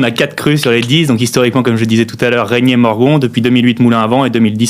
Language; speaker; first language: French; native; French